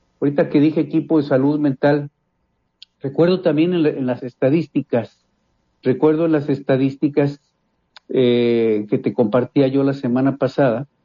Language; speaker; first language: Spanish; native; Spanish